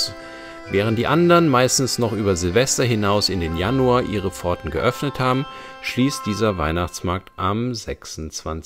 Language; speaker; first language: German; native; German